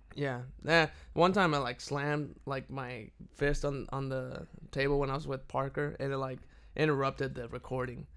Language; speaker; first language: English; non-native, fluent; Spanish